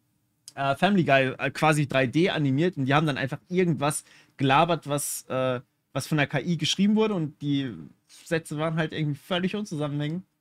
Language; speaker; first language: German; native; German